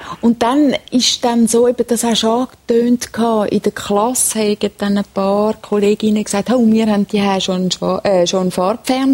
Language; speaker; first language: German; native; German